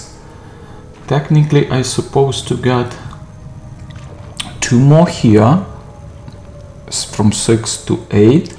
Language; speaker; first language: English; non-native, fluent; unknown